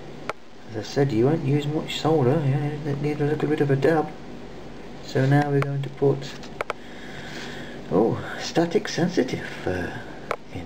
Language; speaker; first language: English; native; English